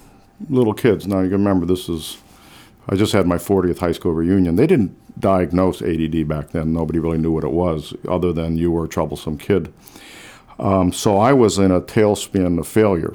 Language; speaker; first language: English; native; English